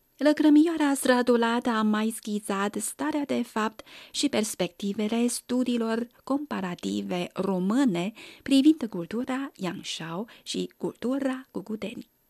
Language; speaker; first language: Romanian; non-native, fluent; Chinese